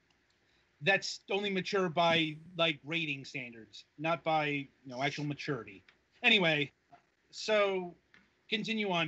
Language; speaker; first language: English; native; English